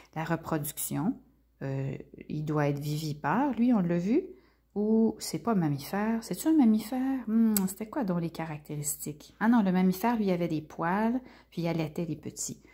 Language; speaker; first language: French; native; French